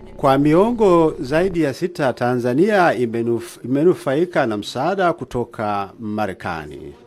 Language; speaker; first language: Swahili; native; Swahili